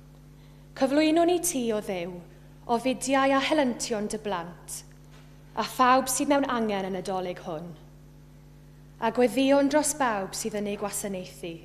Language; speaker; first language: Welsh; native; Welsh